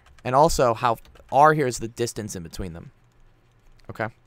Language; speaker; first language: English; native; English